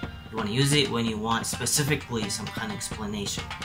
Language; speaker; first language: English; non-native, fluent; Japanese